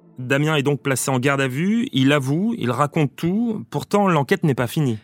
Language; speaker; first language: French; native; French